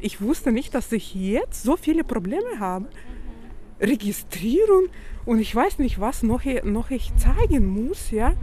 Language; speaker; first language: German; non-native, fluent; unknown